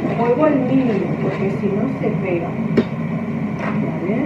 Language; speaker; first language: Spanish; native; Spanish